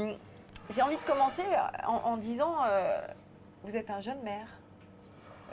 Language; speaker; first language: French; native; French